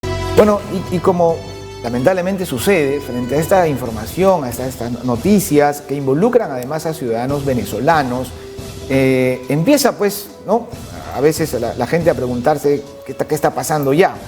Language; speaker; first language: Spanish; native; Spanish